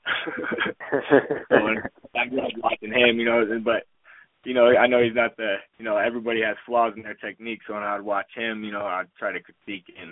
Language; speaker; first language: English; native; English